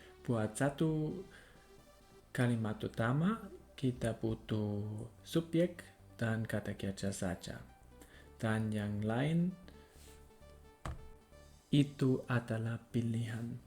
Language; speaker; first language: Indonesian; non-native, fluent; German